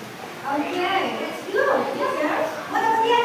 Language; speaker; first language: English; non-native, learner; Indonesian